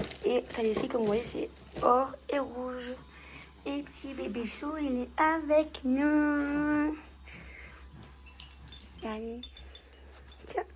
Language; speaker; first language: French; native; French